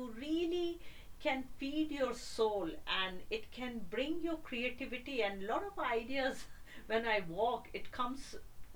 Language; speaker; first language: English; non-native, local second language; Hindi